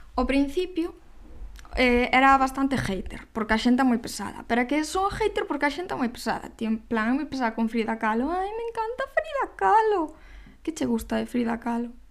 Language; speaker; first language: Galician; non-native, local second language; Spanish